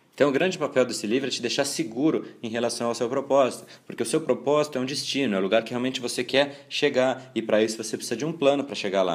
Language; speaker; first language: Portuguese; native; Portuguese